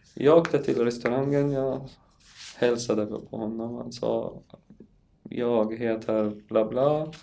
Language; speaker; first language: Swedish; non-native, learner; Arabic